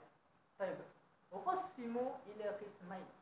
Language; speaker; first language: Arabic; non-native, learner; Malay